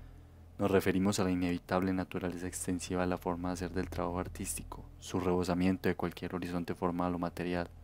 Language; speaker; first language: Spanish; native; Spanish